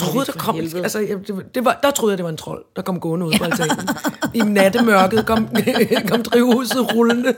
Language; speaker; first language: Danish; native; Danish